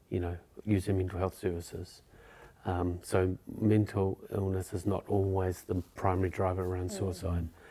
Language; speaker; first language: English; native; English